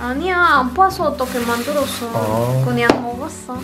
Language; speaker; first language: Korean; non-native, learner; Spanish